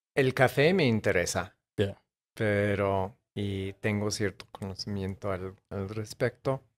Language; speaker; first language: Spanish; non-native, fluent; English